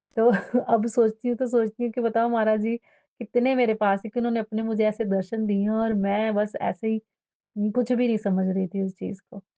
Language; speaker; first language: Hindi; native; Hindi